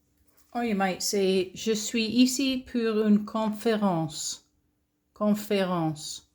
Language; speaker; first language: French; non-native, fluent; English